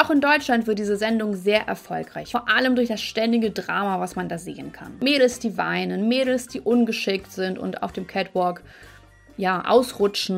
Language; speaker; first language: German; native; German